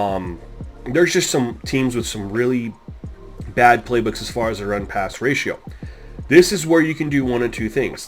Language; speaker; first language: English; native; English